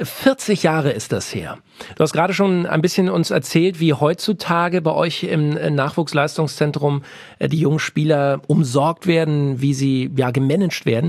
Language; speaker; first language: German; native; German